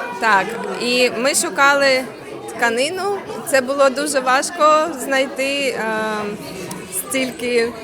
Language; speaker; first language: Ukrainian; early bilingual, heritage; Ukrainian